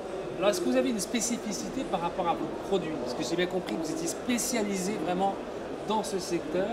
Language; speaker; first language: French; native; French